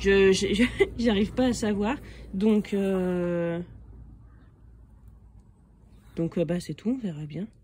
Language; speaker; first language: French; native; French